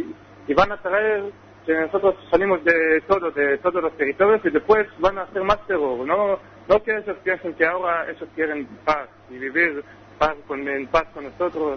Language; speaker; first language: Spanish; non-native, learner; Hebrew